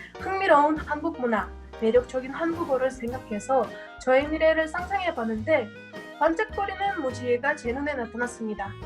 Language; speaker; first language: Korean; non-native, learner; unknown